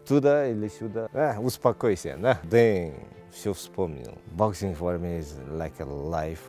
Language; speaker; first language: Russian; non-native, local second language; Kyrgyz